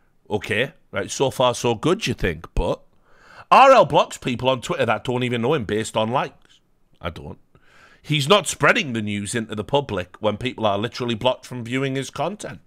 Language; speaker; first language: English; native; English